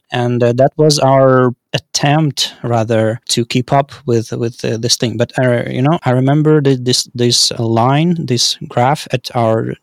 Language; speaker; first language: English; non-native, fluent; Russian